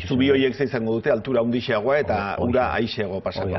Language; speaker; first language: Basque; native; Basque